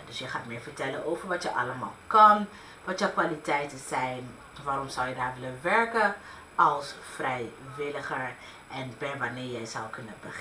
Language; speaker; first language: Dutch; early bilingual, other home language; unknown